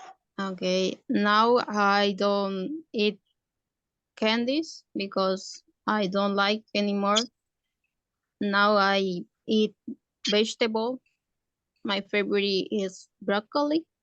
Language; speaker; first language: English; non-native, learner; Spanish